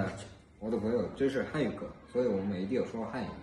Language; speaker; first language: Chinese; non-native, learner; Mongolian